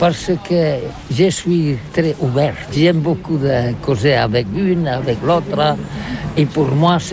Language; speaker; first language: French; non-native, learner; Catalan